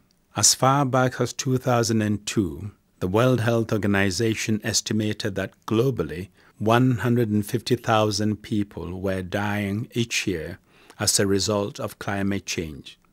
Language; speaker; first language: English; non-native, local second language; Akan